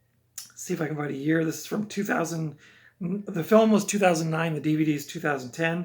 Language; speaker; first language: English; native; English